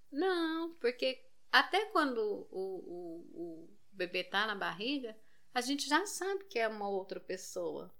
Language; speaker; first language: Portuguese; native; Portuguese